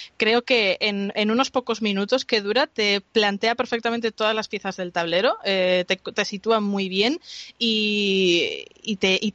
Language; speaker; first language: Spanish; native; Spanish